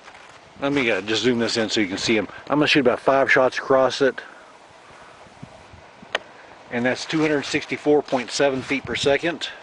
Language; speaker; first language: English; native; English